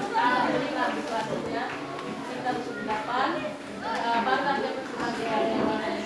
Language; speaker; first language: Indonesian; native; Indonesian